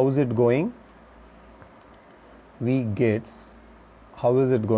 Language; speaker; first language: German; non-native, learner; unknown